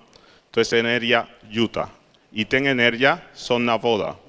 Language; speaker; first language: Polish; non-native, learner; Spanish